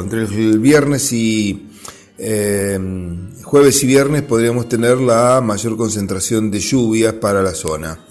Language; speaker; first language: Spanish; native; Spanish